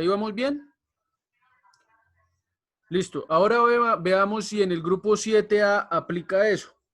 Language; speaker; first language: Spanish; native; Spanish